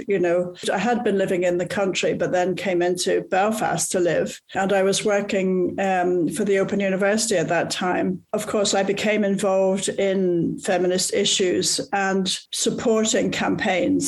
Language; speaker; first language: English; native; English